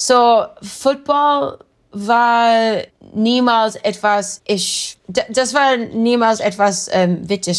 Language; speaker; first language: German; non-native, learner; English